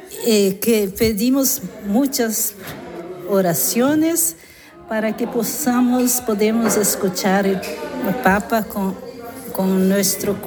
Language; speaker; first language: Spanish; non-native, learner; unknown